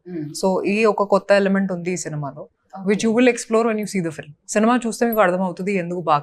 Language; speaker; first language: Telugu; non-native, fluent; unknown